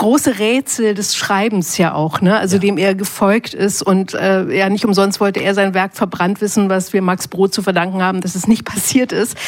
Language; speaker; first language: German; native; German